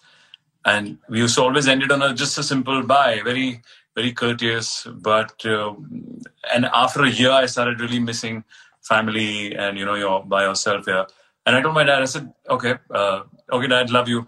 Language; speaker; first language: English; non-native, local second language; Hindi